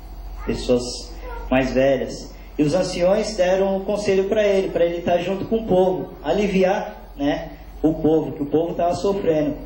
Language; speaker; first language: Portuguese; native; Portuguese